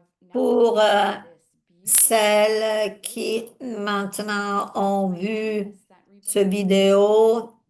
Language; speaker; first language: French; non-native, fluent; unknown